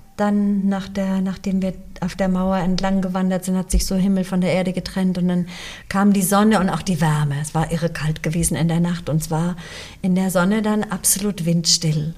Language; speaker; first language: German; early bilingual, other home language; English